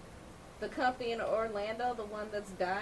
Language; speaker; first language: English; native; English